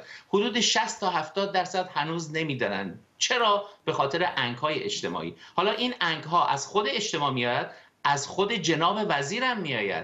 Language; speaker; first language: Persian; native; Persian